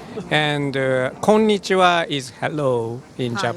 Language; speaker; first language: English; non-native, fluent; Japanese